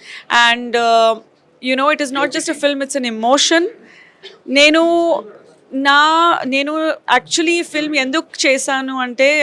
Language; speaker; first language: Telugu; non-native, learner; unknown